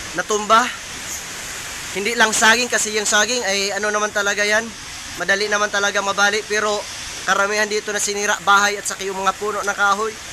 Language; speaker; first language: Filipino; non-native, local second language; Masbatenyo